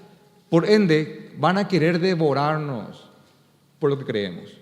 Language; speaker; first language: Spanish; native; Spanish